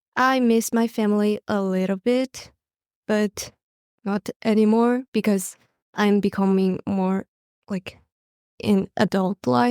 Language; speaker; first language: English; non-native, learner; Mongolian